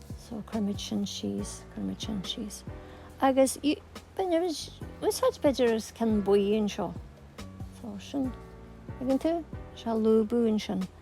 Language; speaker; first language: Irish; native; Irish